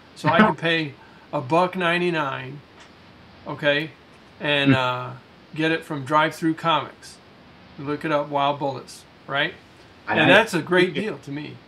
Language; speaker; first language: English; native; English